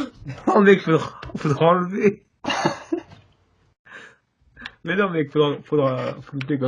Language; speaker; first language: French; native; French